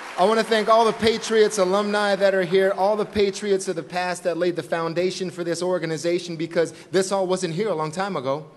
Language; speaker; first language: English; native; English